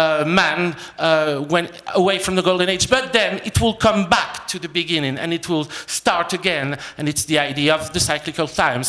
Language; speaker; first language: English; non-native, fluent; French